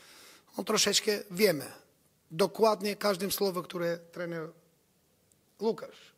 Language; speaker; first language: Polish; non-native, learner; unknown